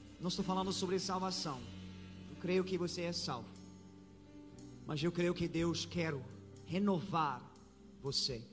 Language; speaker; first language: Portuguese; non-native, fluent; English